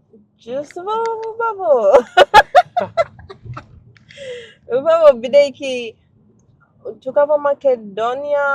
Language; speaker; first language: Macedonian; non-native, learner; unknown